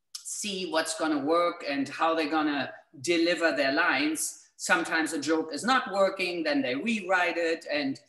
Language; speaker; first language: English; non-native, fluent; German